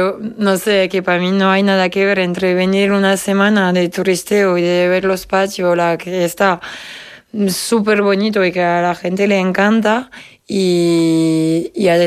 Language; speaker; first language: Spanish; non-native, fluent; French